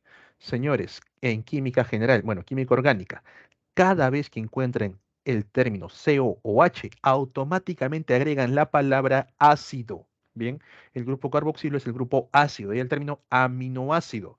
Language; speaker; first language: Spanish; native; Spanish